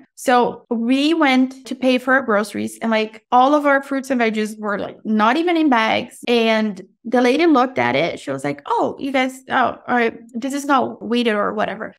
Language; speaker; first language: English; non-native, fluent; Portuguese